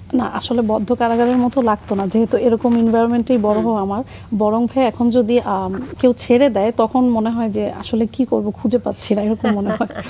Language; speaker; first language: Bangla; native; Bangla